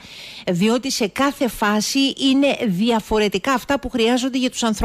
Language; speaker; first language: Greek; native; Greek